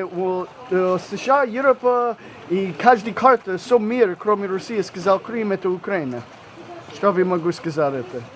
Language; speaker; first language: Russian; non-native, learner; English